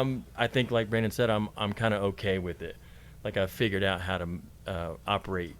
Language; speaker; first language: English; native; English